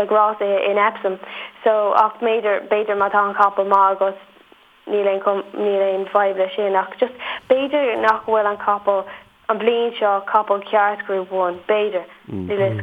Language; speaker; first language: Irish; non-native, local second language; English